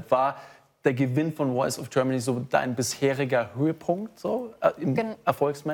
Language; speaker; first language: German; native; German